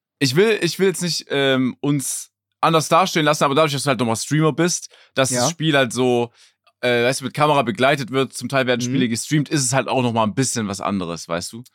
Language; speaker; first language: German; native; German